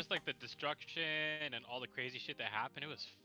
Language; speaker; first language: English; native; English